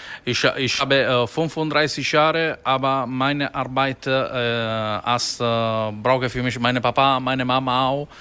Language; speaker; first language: German; non-native, learner; Italian